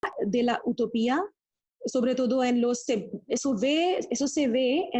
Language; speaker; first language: Spanish; non-native, fluent; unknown